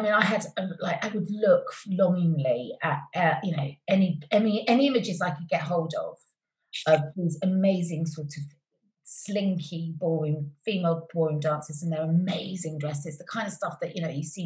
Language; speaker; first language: English; native; English